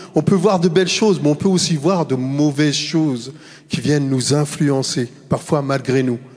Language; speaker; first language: French; native; French